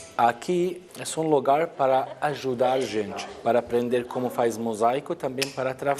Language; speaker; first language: Portuguese; non-native, learner; Arabic